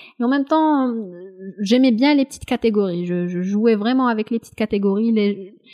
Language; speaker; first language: French; non-native, local second language; Kabyle